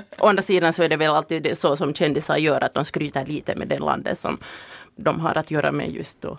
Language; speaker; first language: Swedish; native; Swedish